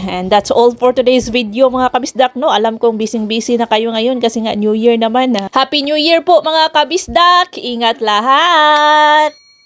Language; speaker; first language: Filipino; non-native, local second language; Cebuano